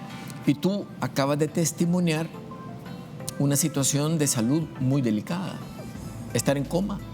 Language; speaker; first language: Spanish; native; Spanish